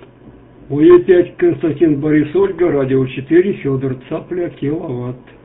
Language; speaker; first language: Russian; native; Russian